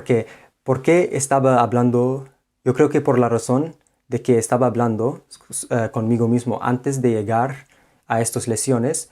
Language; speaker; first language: Spanish; non-native, fluent; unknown